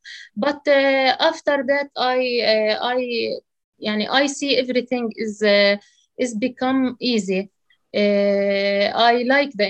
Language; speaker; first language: English; non-native, learner; Arabic